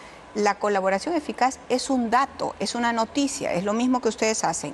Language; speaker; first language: Spanish; native; Spanish